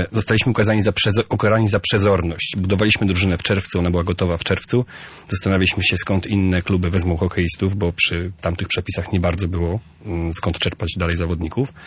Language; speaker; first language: Polish; native; Polish